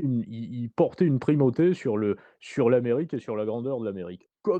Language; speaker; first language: French; native; French